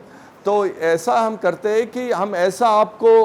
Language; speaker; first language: Hindi; non-native, local second language; Tamil